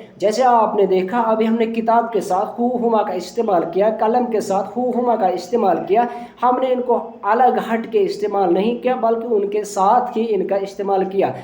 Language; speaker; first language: Urdu; non-native, local second language; Punjabi